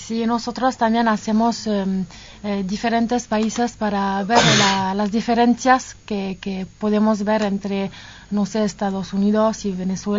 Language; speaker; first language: Spanish; non-native, fluent; French